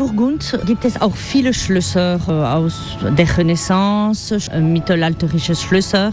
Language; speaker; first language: German; non-native, fluent; French